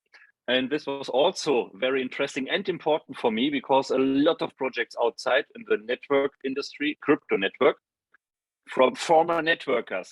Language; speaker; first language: English; non-native, fluent; German